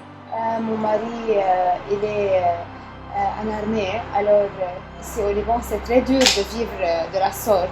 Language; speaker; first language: French; non-native, local second language; Arabic